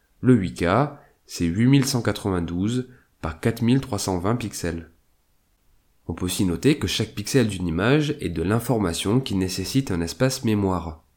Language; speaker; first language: French; native; French